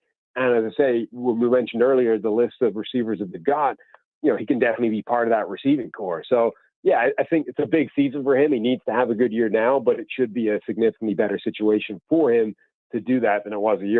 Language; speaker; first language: English; native; English